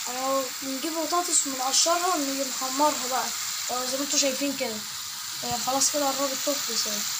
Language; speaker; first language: Arabic; native; Arabic